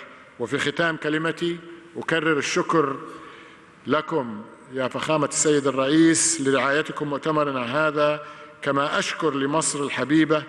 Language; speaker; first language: Arabic; native; Arabic